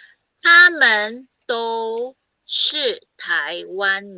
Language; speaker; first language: Chinese; non-native, fluent; Filipino